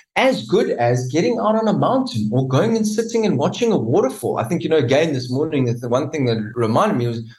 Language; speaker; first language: English; native; English